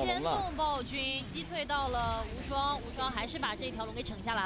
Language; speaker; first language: Chinese; native; Chinese